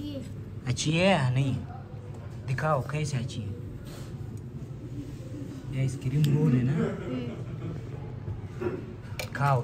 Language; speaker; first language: Hindi; non-native, learner; Pashto